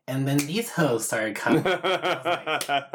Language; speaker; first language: English; non-native, fluent; Portuguese